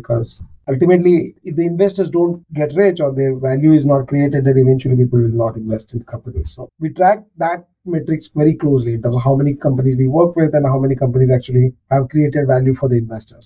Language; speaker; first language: English; non-native, local second language; Marathi